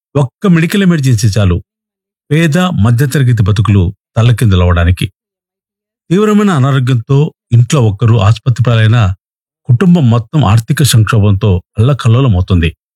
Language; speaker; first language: Telugu; native; Telugu